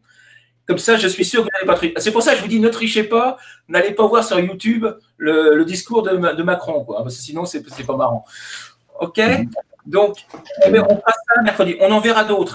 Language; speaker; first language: French; native; French